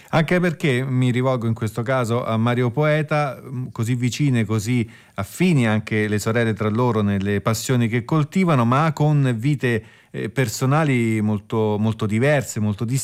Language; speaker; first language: Italian; native; Italian